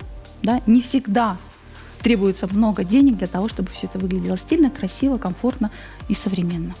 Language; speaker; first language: Russian; native; Russian